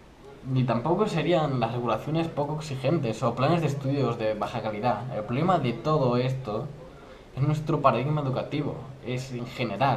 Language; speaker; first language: Spanish; native; Spanish